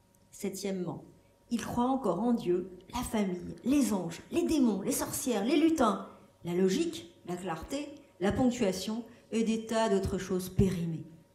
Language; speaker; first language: French; native; French